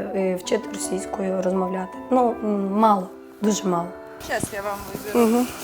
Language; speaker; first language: Ukrainian; native; Ukrainian